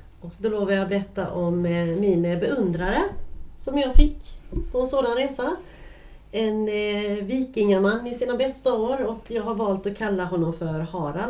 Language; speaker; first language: Swedish; native; Swedish